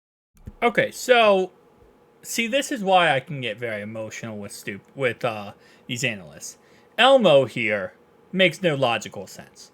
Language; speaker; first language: English; native; English